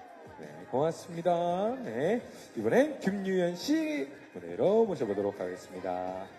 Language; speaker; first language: Korean; native; Korean